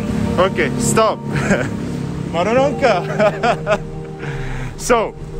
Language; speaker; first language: Filipino; non-native, learner; Arabic